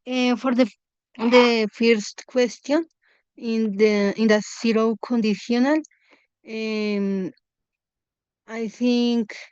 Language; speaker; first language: English; non-native, learner; Spanish